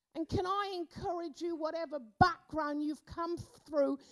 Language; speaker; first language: English; native; English